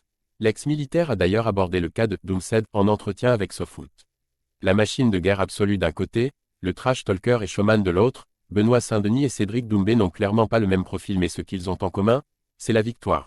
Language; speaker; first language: French; native; French